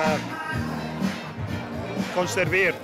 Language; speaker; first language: German; non-native, learner; Italian